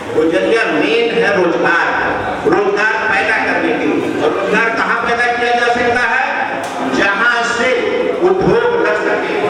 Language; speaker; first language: Hindi; native; Hindi